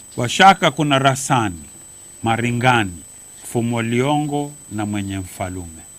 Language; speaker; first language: Swahili; native; Swahili